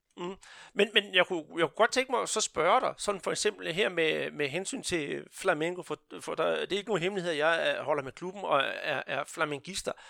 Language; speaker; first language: Danish; non-native, fluent; Portuguese